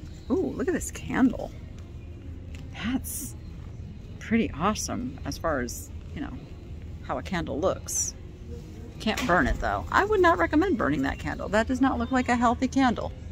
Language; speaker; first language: English; native; English